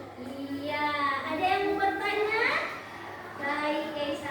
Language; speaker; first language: Indonesian; native; Indonesian